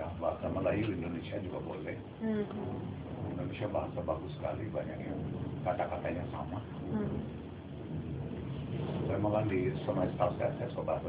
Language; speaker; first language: Indonesian; non-native, fluent; Sindhi